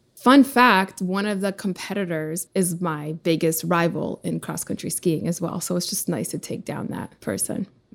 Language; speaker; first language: English; early bilingual, other home language; Russian